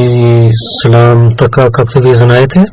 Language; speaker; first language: Bulgarian; non-native, learner; Urdu